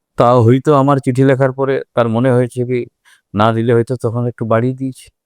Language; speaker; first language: Bangla; native; Bangla